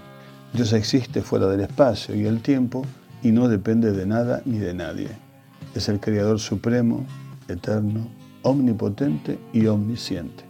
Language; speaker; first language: Spanish; native; Spanish